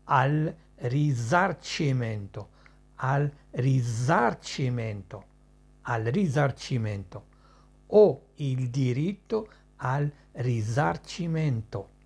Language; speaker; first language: Italian; non-native, fluent; Arabic